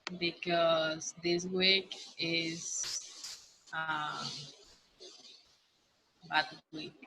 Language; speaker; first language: English; non-native, learner; Spanish